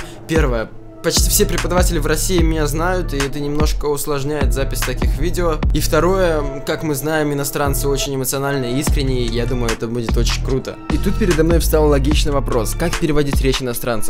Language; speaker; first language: Russian; native; Russian